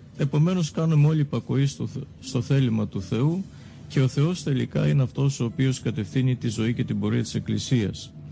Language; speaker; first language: Greek; native; Greek